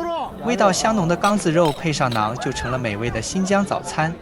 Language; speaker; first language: Chinese; native; Chinese